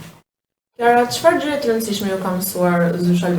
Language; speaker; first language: Albanian; native; Albanian